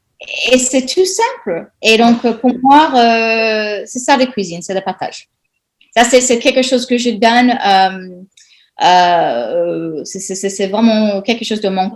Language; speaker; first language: French; non-native, fluent; English